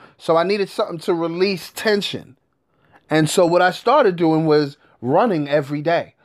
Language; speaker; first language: English; native; English